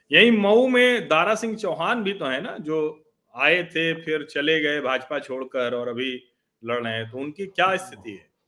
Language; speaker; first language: Hindi; native; Hindi